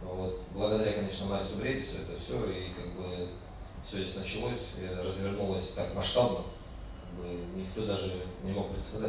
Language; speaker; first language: Russian; native; Russian